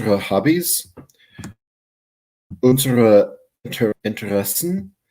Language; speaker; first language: German; non-native, fluent; English